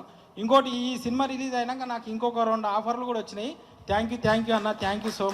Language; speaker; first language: Telugu; native; Telugu